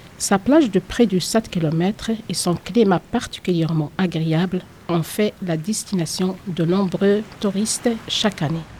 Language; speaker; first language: French; non-native, local second language; Tachelhit